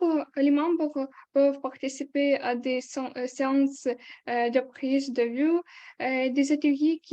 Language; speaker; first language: French; non-native, learner; Ukrainian